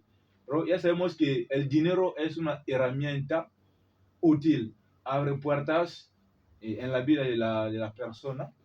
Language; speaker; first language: Spanish; non-native, learner; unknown